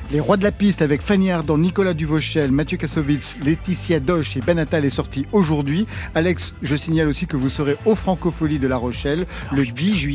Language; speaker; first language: French; native; French